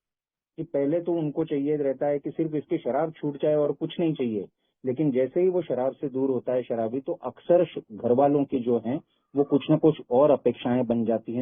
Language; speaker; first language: Hindi; native; Hindi